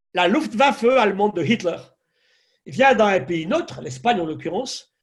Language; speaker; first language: French; native; French